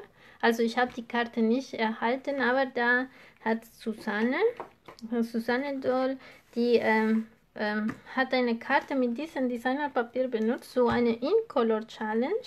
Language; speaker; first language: German; non-native, fluent; Spanish